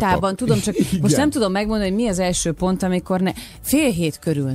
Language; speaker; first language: Hungarian; native; Hungarian